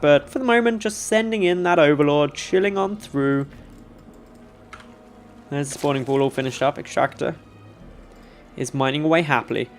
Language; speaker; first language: English; native; English